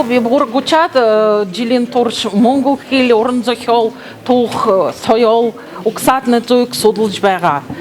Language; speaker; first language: Mongolian; non-native, fluent; Russian